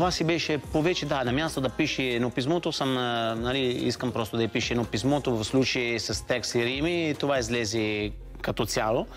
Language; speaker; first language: Bulgarian; non-native, fluent; Italian